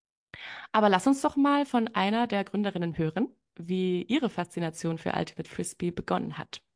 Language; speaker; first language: German; native; German